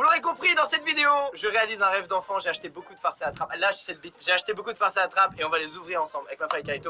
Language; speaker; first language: French; native; French